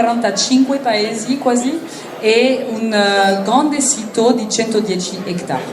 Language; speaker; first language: Italian; non-native, learner; French